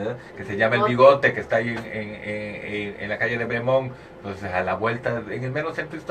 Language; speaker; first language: Spanish; native; Spanish